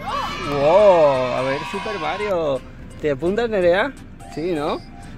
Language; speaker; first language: Spanish; native; Spanish